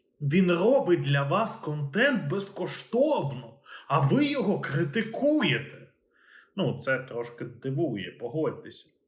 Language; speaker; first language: Ukrainian; native; Ukrainian